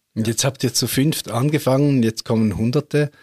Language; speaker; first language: German; native; German